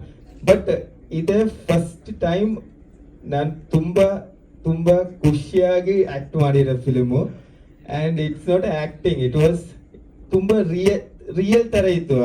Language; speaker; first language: Kannada; non-native, fluent; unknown